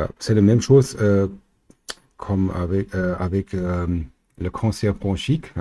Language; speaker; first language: French; non-native, learner; German